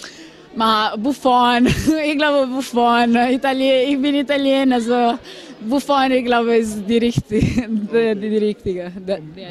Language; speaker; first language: Dutch; non-native, learner; Italian